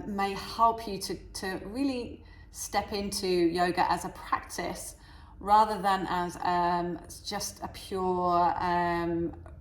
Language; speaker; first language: English; native; English